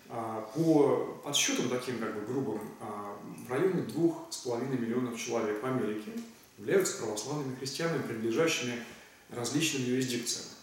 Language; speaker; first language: Russian; native; Russian